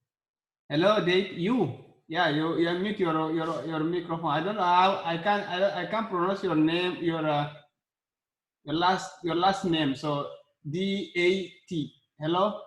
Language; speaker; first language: English; non-native, learner; Arabic